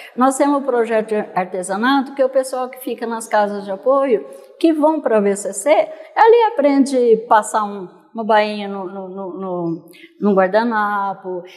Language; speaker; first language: Portuguese; native; Portuguese